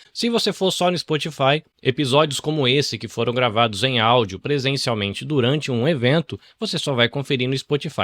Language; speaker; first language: Portuguese; native; Portuguese